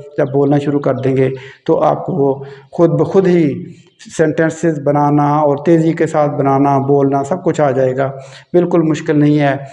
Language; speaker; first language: Urdu; non-native, local second language; Punjabi